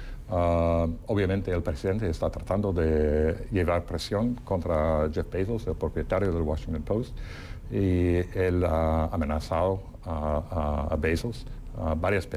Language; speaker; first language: Spanish; non-native, fluent; English